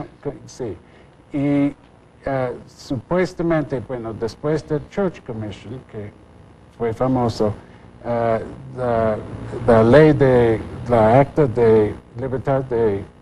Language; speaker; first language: Spanish; non-native, fluent; English